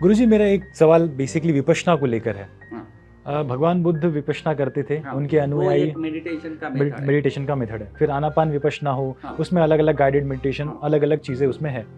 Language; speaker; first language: Hindi; native; Hindi